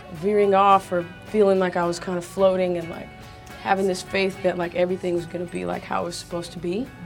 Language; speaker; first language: English; native; English